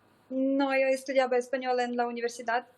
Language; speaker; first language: Spanish; non-native, fluent; Ukrainian